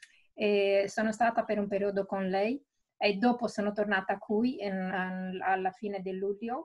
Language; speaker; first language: Italian; non-native, fluent; Romanian